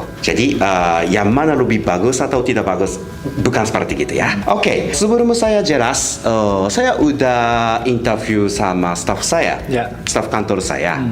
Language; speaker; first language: Indonesian; non-native, fluent; Japanese